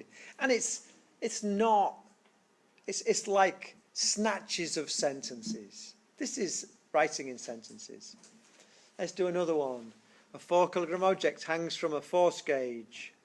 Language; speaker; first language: English; native; English